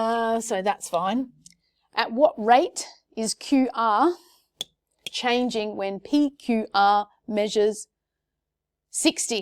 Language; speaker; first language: English; native; English